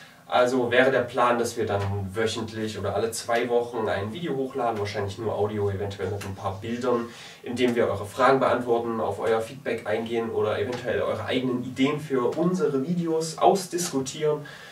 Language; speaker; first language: German; native; German